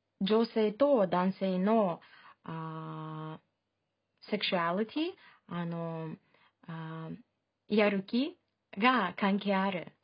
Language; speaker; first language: Japanese; non-native, fluent; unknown